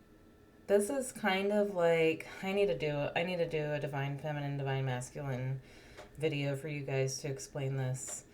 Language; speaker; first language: English; native; English